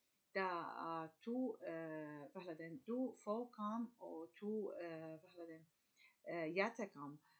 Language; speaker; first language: Danish; non-native, learner; Arabic